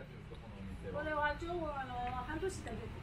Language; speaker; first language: Japanese; non-native, learner; Chinese